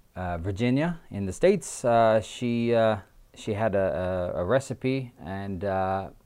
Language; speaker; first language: English; native; English